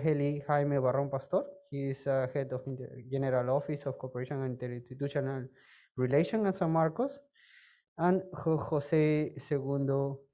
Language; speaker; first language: English; non-native, fluent; Spanish